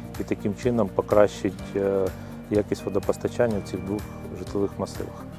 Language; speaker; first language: Ukrainian; native; Ukrainian